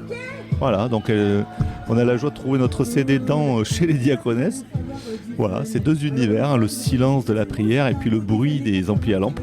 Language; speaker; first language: French; native; French